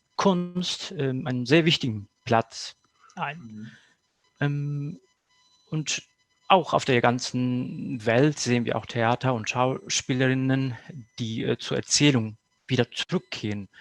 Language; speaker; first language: German; non-native, fluent; Kurdish